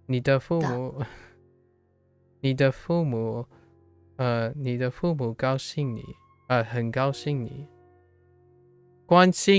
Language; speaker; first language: Chinese; non-native, learner; English